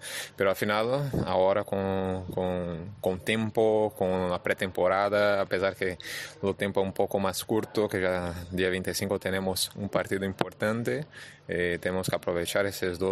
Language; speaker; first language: Spanish; non-native, fluent; Portuguese